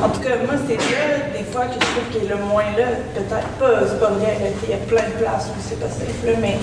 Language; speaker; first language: French; native; French